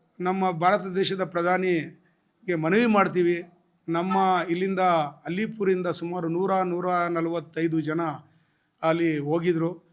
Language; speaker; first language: Kannada; non-native, local second language; Urdu